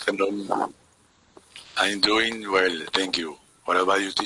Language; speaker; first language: English; non-native, learner; Spanish